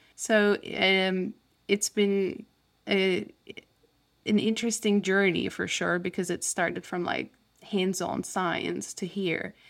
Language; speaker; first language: English; non-native, fluent; Turkish